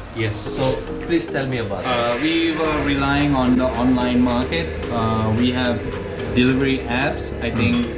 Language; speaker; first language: English; non-native, local second language; Sinhala